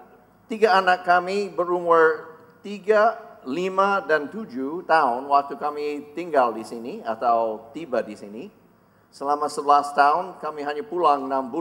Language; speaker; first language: Indonesian; non-native, fluent; English